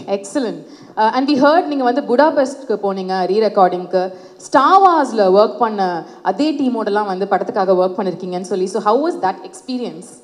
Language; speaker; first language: Tamil; native; Tamil